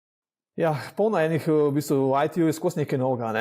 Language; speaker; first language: Slovenian; native; Slovenian